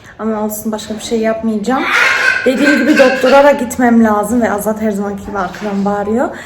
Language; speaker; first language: Turkish; early bilingual, heritage; Turkish